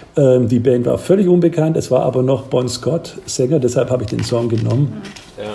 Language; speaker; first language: German; native; German